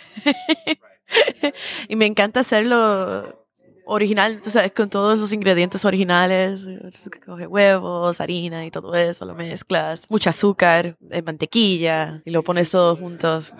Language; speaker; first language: Spanish; native; Spanish